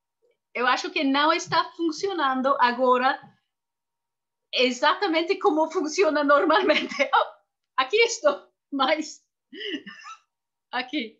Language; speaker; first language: Portuguese; non-native, fluent; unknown